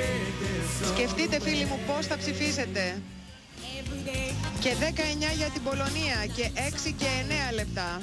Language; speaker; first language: Greek; native; Greek